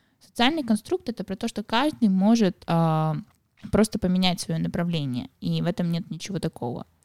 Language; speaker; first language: Russian; native; Russian